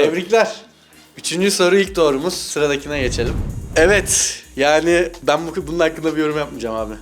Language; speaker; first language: Turkish; native; Turkish